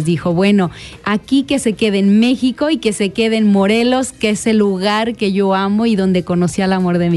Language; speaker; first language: Spanish; native; Spanish